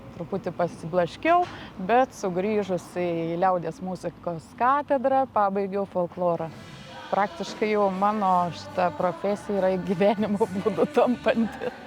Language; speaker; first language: Lithuanian; native; Lithuanian